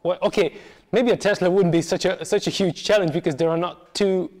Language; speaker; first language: English; non-native, fluent; Hungarian